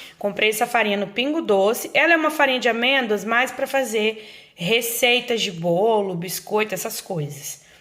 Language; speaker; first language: Portuguese; native; Portuguese